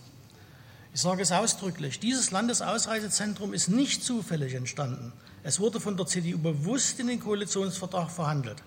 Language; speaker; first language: German; native; German